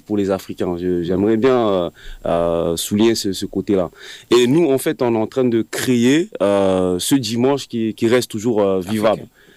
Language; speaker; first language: French; non-native, local second language; Sango